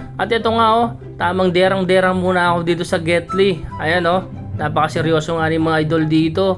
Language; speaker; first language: Filipino; non-native, local second language; Pampanga